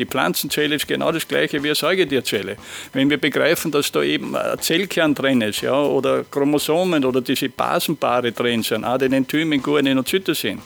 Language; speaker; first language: German; native; German